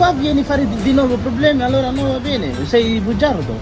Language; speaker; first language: Italian; non-native, learner; Urdu